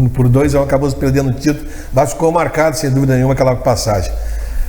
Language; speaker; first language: Portuguese; native; Portuguese